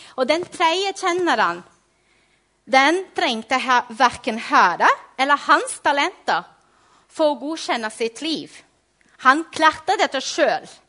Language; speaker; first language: Norwegian; non-native, fluent; Portuguese